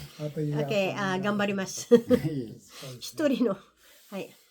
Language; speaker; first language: Japanese; non-native, learner; Filipino